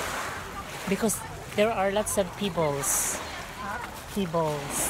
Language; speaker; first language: English; non-native, local second language; Filipino